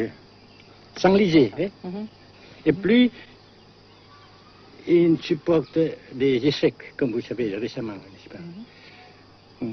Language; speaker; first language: French; non-native, local second language; Vietnamese